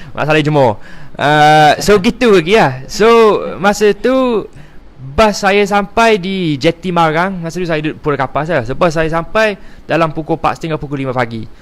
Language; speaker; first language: Malay; non-native, fluent; English